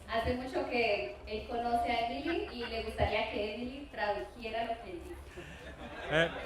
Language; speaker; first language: Spanish; native; Spanish